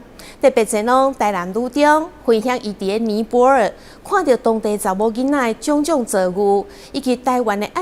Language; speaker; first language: Chinese; native; Chinese